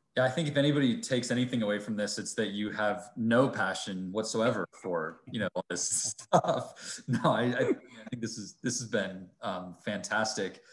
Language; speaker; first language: English; native; English